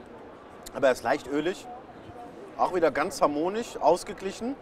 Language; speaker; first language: German; native; German